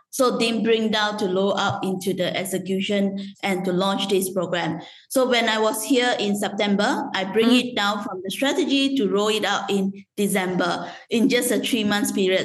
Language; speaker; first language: English; non-native, local second language; Chinese